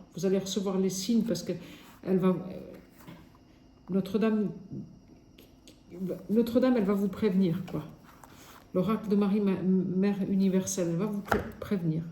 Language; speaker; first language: French; native; French